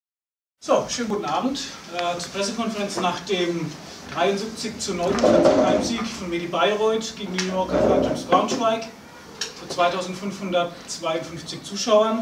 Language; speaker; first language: German; native; German